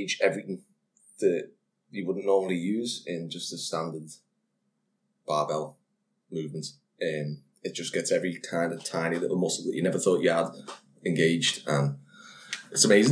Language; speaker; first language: English; native; English